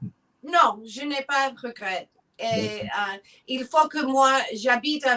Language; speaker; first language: French; non-native, learner; English